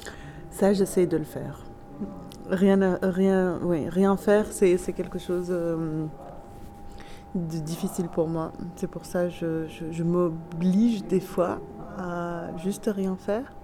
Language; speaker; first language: French; non-native, local second language; Arabic